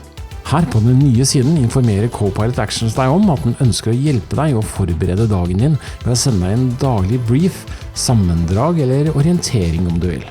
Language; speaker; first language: Norwegian; native; Norwegian